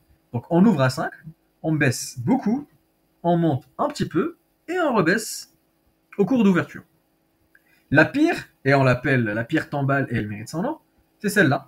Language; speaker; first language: French; native; French